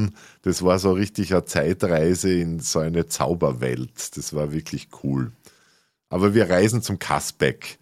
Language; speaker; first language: German; native; German